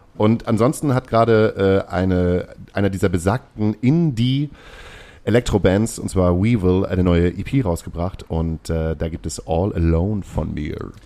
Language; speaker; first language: German; native; German